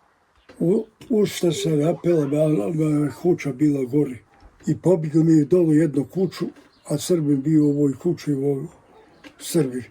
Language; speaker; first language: Croatian; native; Croatian